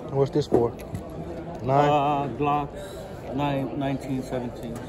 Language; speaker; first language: English; native; English